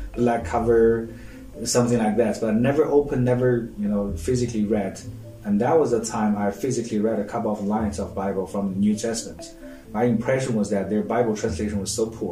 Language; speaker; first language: English; non-native, fluent; Chinese